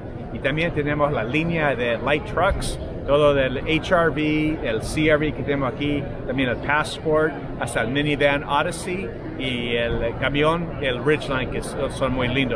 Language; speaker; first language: Spanish; non-native, fluent; English